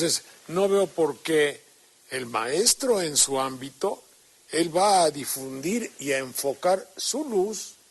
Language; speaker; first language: Spanish; native; Spanish